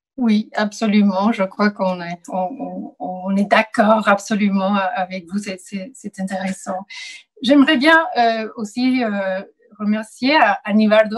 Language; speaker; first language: French; non-native, fluent; Spanish